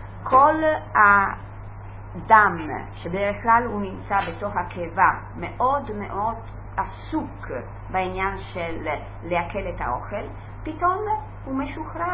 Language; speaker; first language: Hebrew; non-native, fluent; Italian